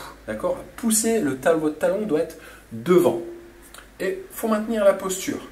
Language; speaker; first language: French; native; French